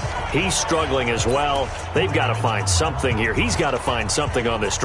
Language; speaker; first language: English; native; English